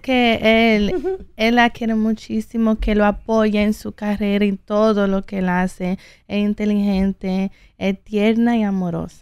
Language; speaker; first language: Spanish; native; Spanish